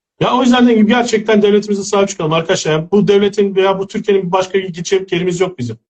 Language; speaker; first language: Turkish; native; Turkish